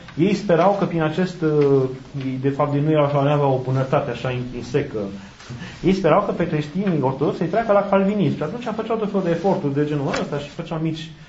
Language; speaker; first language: Romanian; native; Romanian